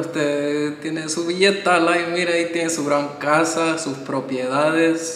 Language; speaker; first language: Spanish; early bilingual, heritage; Spanish